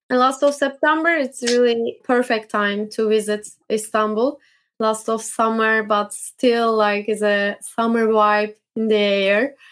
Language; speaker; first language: English; non-native, fluent; Turkish